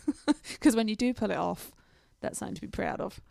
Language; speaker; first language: English; native; English